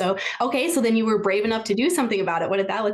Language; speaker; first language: English; native; English